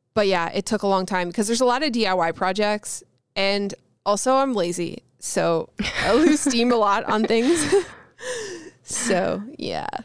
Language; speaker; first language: English; native; English